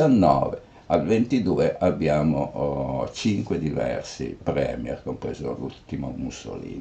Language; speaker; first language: Italian; native; Italian